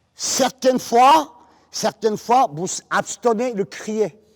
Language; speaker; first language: French; non-native, fluent; Korean